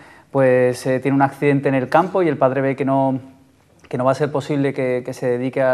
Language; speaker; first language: Spanish; native; Spanish